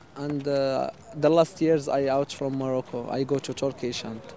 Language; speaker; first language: English; non-native, fluent; Arabic